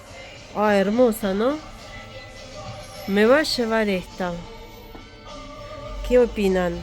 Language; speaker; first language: Spanish; non-native, fluent; Russian